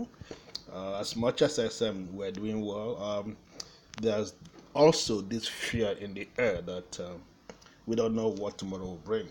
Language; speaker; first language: English; non-native, local second language; Igbo